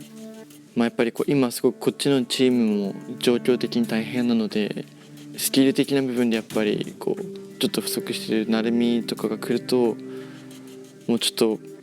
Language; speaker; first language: Japanese; native; Japanese